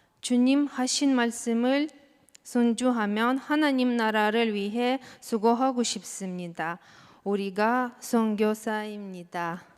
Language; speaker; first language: Korean; non-native, learner; Russian